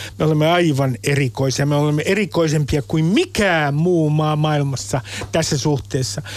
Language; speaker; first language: Finnish; native; Finnish